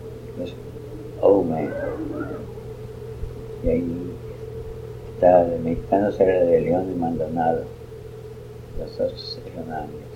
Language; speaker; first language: Spanish; early bilingual, other home language; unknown